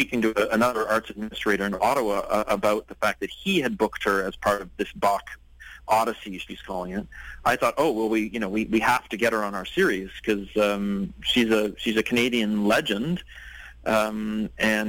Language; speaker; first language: English; native; English